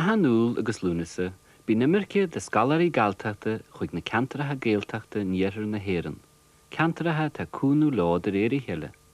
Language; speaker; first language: Irish; native; Irish